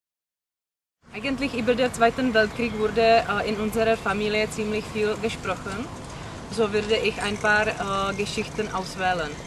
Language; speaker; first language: German; non-native, learner; Czech